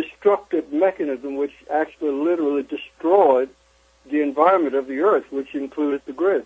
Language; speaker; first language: English; native; English